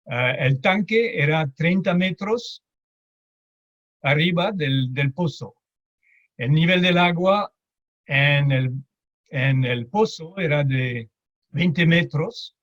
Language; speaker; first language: Spanish; non-native, fluent; French